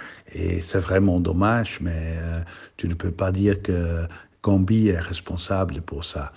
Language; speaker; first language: French; non-native, learner; Dutch